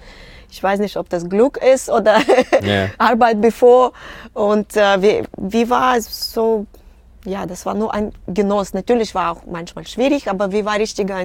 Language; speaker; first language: German; non-native, learner; Russian